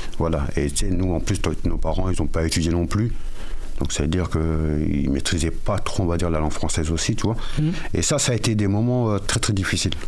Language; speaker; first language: French; early bilingual, other home language; Mandingo